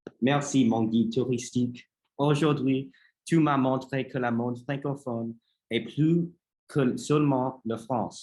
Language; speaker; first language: French; non-native, learner; English